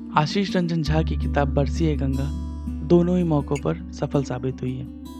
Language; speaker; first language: Hindi; native; Hindi